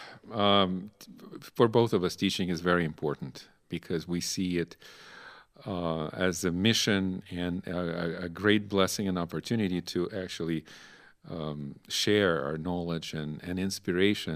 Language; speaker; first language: English; non-native, fluent; Ukrainian